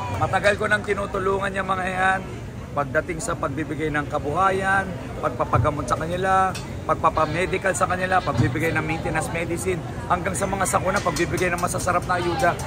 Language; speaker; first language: Filipino; native; Filipino